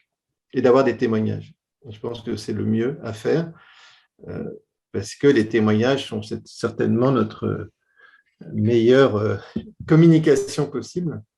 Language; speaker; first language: French; native; French